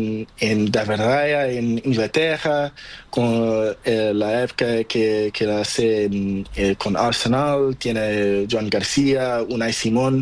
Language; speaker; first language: Spanish; non-native, learner; Portuguese